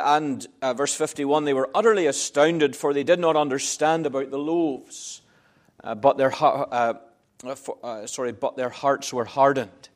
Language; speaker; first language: English; native; English